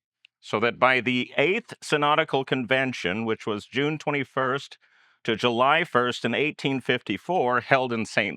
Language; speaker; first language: English; native; English